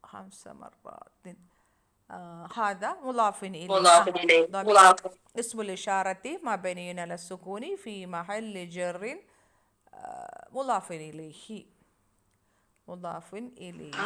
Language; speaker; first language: Arabic; non-native, fluent; Malayalam